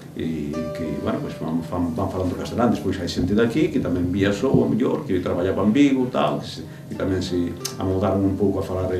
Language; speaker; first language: Galician; native; Galician